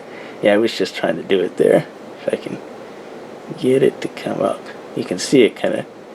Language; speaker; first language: English; native; English